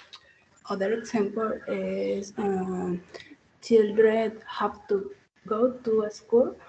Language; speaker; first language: English; non-native, learner; Spanish